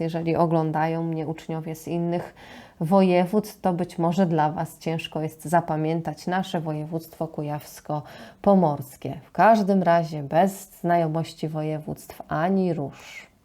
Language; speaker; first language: Polish; native; Polish